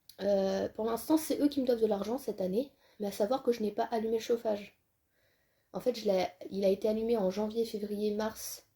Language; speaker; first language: French; native; French